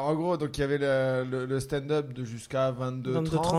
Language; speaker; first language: French; native; French